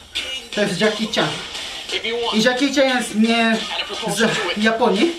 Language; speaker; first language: Polish; non-native, learner; Japanese